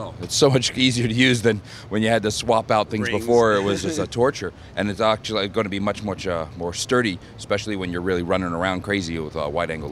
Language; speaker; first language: English; native; English